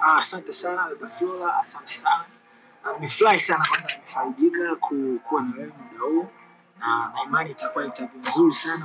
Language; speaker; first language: Swahili; native; Swahili